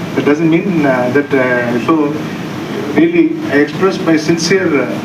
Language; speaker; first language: English; non-native, local second language; Tamil